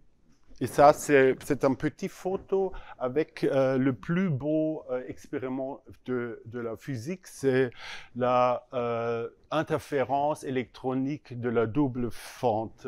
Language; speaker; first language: French; non-native, learner; German